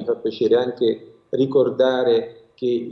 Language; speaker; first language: Italian; native; Italian